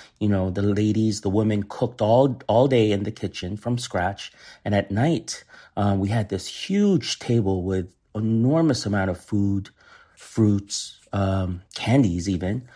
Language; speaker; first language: English; early bilingual, other home language; Korean